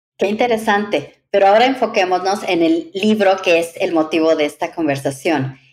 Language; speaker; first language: Spanish; native; Spanish